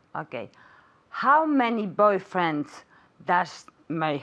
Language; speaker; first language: English; non-native, learner; Spanish